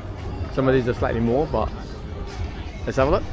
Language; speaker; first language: English; native; English